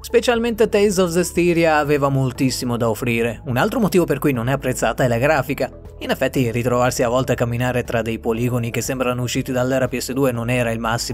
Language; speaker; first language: Italian; native; Italian